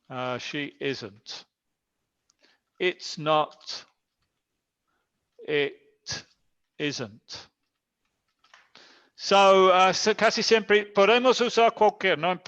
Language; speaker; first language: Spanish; non-native, fluent; English